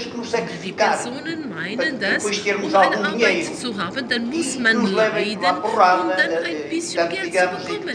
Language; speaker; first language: German; non-native, fluent; Portuguese